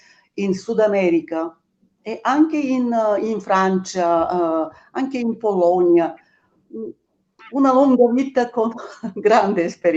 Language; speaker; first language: Italian; non-native, fluent; Bulgarian